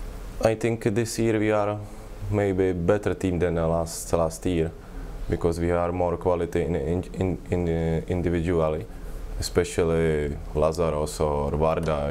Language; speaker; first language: English; non-native, learner; Czech